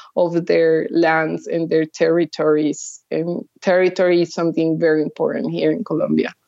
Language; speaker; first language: English; early bilingual, other home language; Spanish